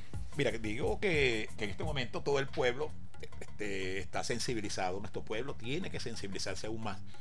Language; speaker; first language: Spanish; native; Spanish